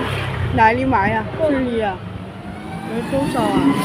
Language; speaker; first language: Chinese; non-native, learner; Filipino